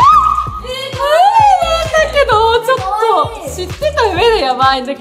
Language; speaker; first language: Japanese; native; Japanese